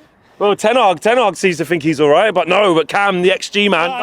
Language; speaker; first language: English; native; English